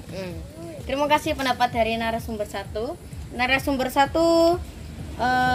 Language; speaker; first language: Indonesian; native; Indonesian